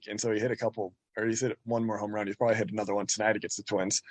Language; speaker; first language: English; native; English